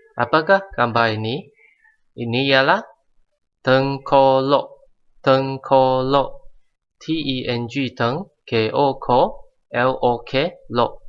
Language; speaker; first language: Malay; non-native, local second language; Chinese